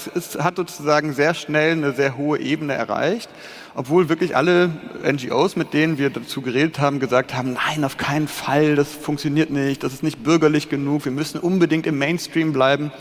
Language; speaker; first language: German; native; German